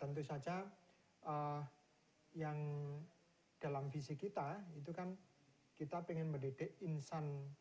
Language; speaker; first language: Indonesian; native; Indonesian